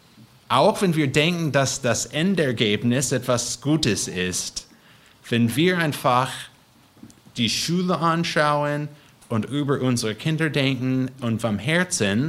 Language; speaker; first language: German; non-native, fluent; English